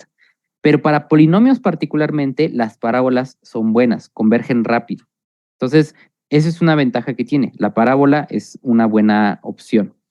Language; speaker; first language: Spanish; native; Spanish